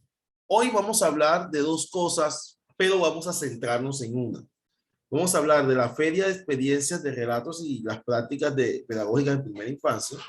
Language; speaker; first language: Spanish; native; Spanish